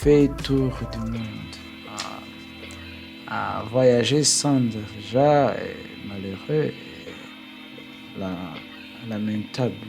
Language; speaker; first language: French; non-native, learner; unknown